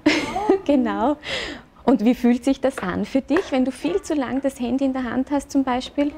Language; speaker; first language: German; native; German